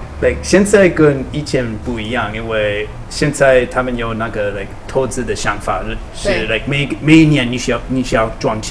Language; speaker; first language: Chinese; non-native, learner; English